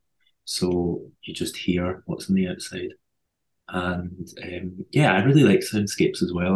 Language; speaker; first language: English; native; English